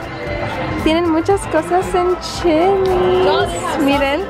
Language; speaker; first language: Spanish; early bilingual, heritage; Spanish